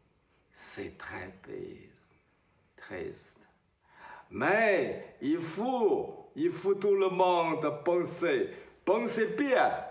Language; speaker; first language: French; non-native, learner; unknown